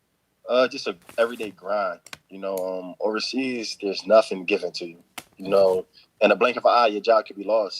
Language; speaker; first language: English; native; English